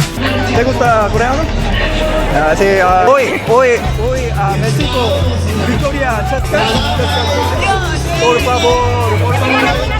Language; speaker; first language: Spanish; non-native, learner; Korean